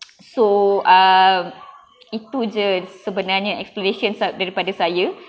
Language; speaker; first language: Malay; non-native, local second language; Tamil